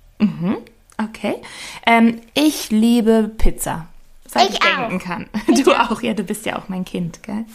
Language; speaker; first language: German; native; German